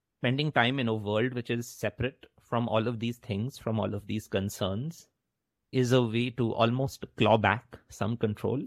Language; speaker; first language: English; non-native, local second language; Hindi